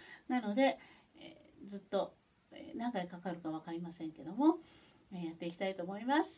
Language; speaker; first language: Japanese; native; Japanese